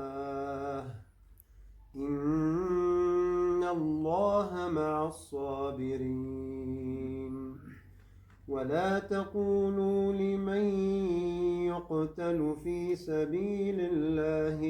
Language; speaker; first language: Arabic; native; Arabic